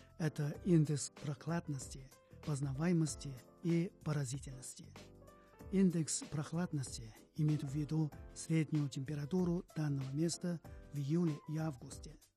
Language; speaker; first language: Russian; non-native, fluent; Chinese